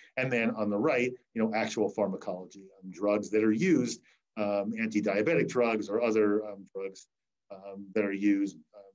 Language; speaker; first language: English; native; English